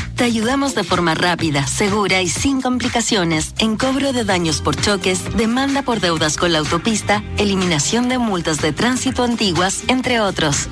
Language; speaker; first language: Spanish; native; Spanish